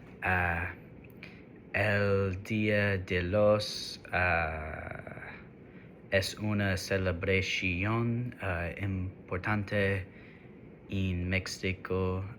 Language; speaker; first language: Spanish; non-native, learner; English